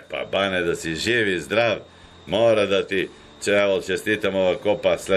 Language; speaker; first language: Serbian; native; Serbian